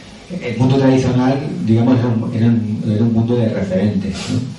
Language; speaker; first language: Spanish; native; Spanish